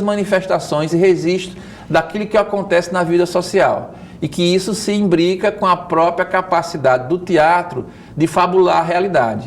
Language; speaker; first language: Portuguese; native; Portuguese